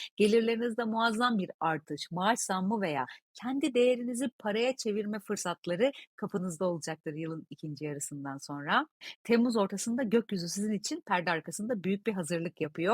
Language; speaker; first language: Turkish; native; Turkish